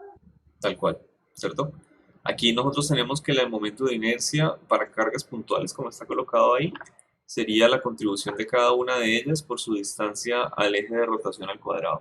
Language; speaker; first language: Spanish; native; Spanish